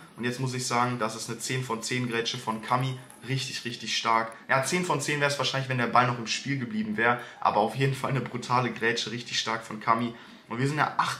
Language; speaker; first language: German; native; German